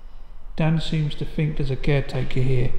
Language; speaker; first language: English; native; English